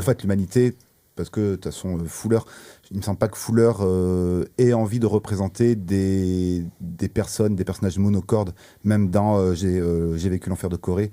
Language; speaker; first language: French; native; French